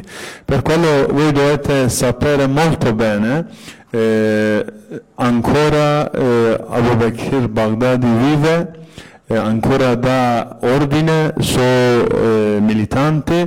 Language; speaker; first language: Italian; non-native, fluent; Kurdish